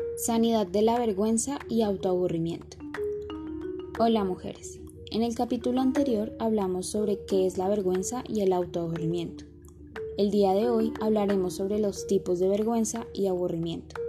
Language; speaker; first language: Spanish; native; Spanish